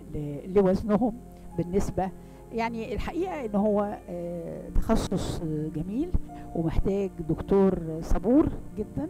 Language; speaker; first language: Arabic; native; Arabic